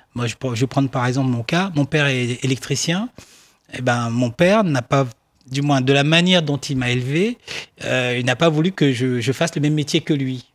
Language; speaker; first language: French; non-native, local second language; Baoulé